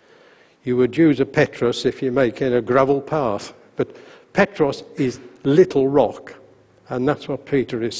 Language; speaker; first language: English; native; English